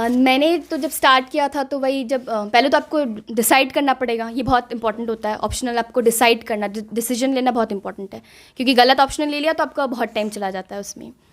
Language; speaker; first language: Hindi; non-native, local second language; Assamese